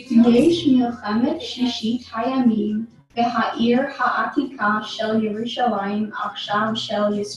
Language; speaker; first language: Hebrew; non-native, learner; English